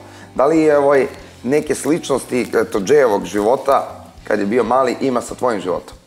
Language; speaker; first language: Serbian; native; Serbian